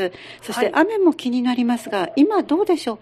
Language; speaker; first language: Japanese; native; Japanese